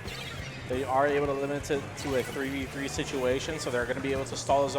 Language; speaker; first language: English; native; English